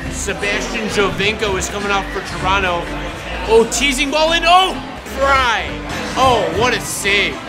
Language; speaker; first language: English; native; English